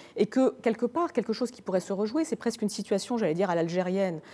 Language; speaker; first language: French; native; French